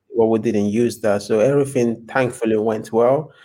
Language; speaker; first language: English; non-native, local second language; Yoruba